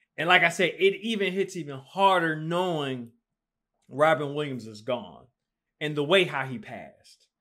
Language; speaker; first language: English; native; English